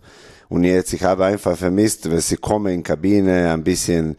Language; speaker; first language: German; non-native, learner; Serbian